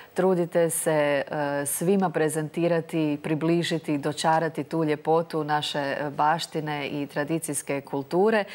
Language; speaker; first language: Croatian; native; Croatian